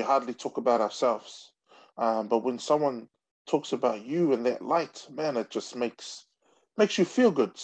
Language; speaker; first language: English; native; English